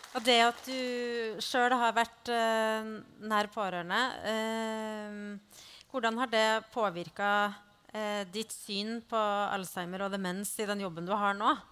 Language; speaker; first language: Norwegian; native; Norwegian